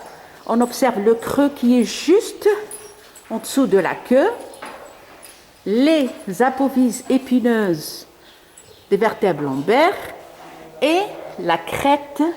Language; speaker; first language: French; non-native, local second language; Arabic